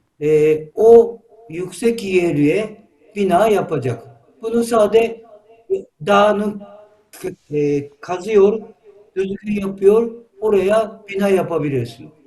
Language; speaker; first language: Turkish; non-native, learner; Japanese